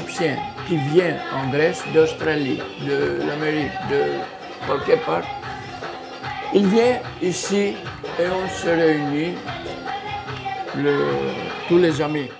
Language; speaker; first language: French; non-native, fluent; Greek